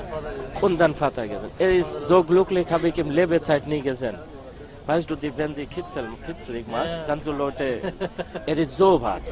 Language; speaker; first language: German; non-native, learner; Bangla